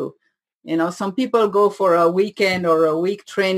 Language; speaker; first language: English; non-native, fluent; French